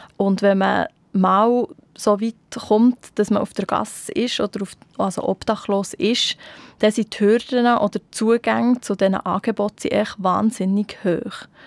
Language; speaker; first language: German; native; German